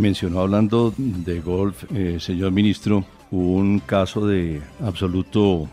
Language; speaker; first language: Spanish; native; Spanish